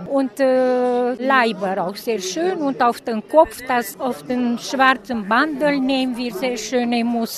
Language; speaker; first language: German; non-native, local second language; Romanian